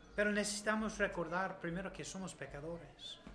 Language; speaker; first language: Spanish; non-native, learner; English